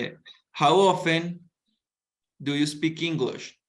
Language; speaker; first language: English; non-native, fluent; Spanish